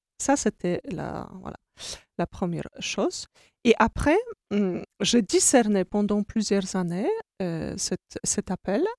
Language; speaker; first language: French; non-native, fluent; Polish